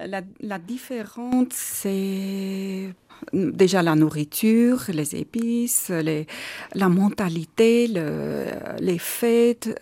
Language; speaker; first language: French; non-native, learner; Armenian